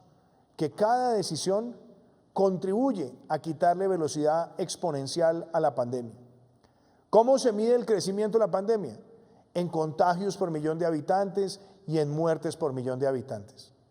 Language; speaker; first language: Spanish; native; Spanish